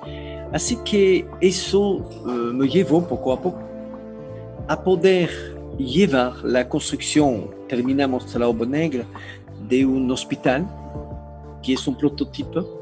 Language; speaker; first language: Spanish; non-native, learner; French